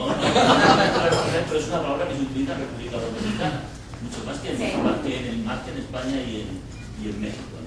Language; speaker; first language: Spanish; native; Spanish